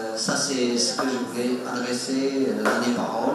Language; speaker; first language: French; non-native, fluent; Chinese